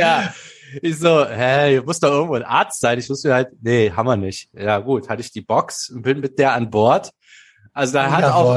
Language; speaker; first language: German; native; German